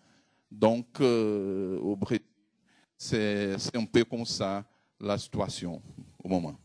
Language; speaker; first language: French; non-native, fluent; Portuguese